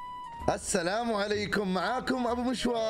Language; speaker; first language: Arabic; native; Arabic